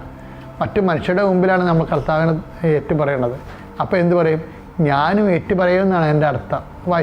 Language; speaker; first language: Malayalam; native; Malayalam